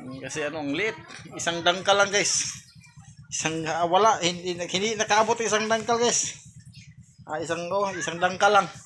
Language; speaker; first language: Filipino; non-native, local second language; Cebuano